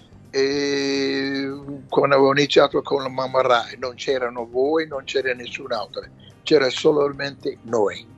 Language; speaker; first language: Italian; non-native, fluent; English